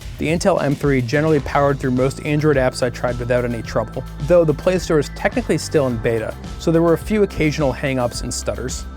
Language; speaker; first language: English; native; English